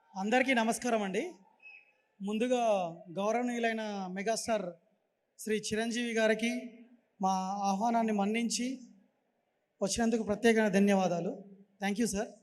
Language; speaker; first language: Telugu; native; Telugu